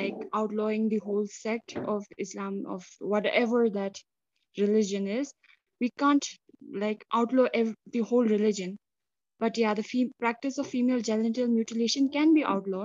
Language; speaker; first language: English; non-native, local second language; Tibetan